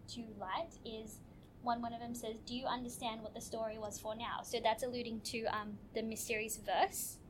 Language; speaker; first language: English; native; English